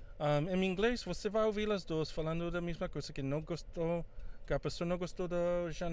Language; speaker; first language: Portuguese; non-native, fluent; Spanish